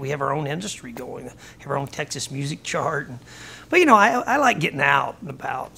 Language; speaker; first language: English; native; English